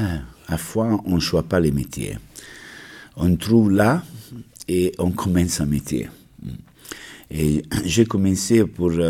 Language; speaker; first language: French; non-native, learner; Italian